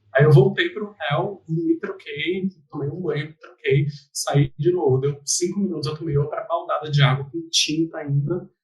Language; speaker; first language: Portuguese; native; Portuguese